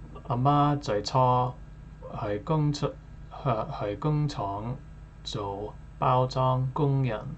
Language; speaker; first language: Cantonese; non-native, learner; English